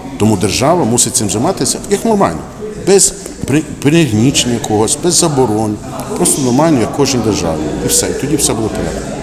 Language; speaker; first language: Ukrainian; native; Ukrainian